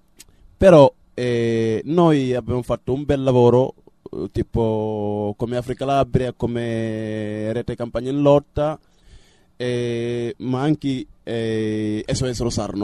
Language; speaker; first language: Italian; non-native, fluent; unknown